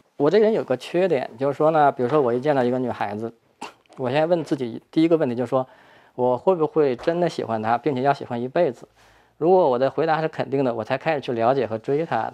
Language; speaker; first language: Chinese; native; Chinese